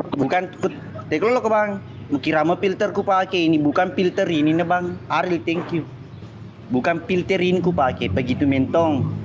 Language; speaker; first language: Indonesian; non-native, local second language; Buginese